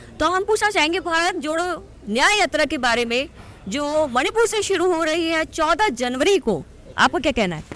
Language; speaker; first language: Hindi; native; Hindi